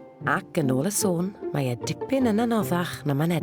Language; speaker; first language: Welsh; native; Welsh